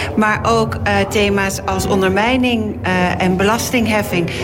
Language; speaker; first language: Dutch; native; Dutch